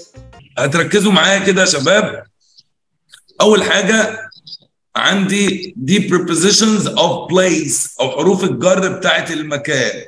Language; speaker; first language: Arabic; native; Arabic